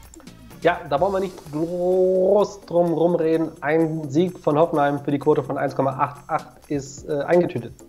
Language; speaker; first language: German; native; German